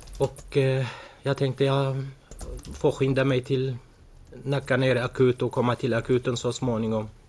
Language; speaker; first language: Swedish; early bilingual, other home language; Arabic